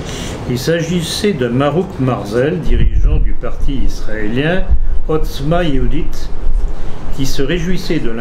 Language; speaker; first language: French; native; French